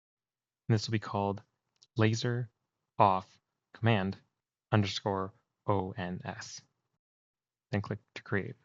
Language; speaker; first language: English; native; English